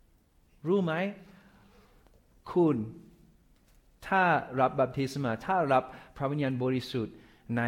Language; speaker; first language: Thai; non-native, fluent; English